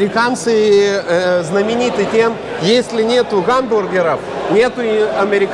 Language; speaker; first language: Russian; non-native, local second language; Lithuanian